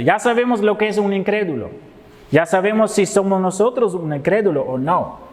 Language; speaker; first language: Spanish; non-native, fluent; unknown